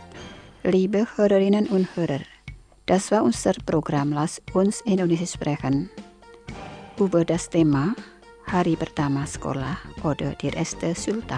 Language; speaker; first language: German; non-native, fluent; Indonesian